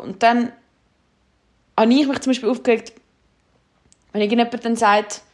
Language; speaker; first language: German; native; German